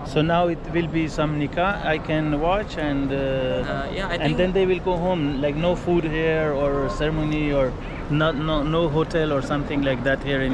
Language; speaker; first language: English; non-native, fluent; Pashto